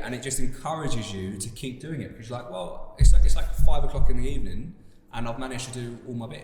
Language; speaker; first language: English; native; English